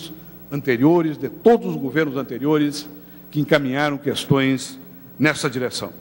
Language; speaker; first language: Portuguese; native; Portuguese